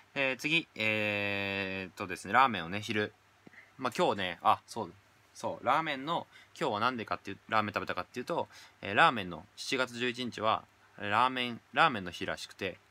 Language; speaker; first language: Japanese; native; Japanese